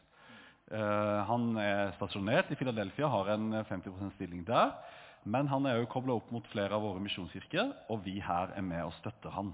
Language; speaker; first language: Norwegian; native; Norwegian